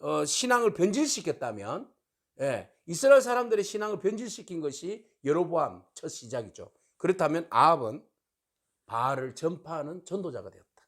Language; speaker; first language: Korean; native; Korean